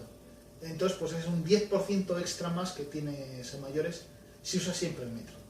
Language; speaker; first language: Spanish; native; Spanish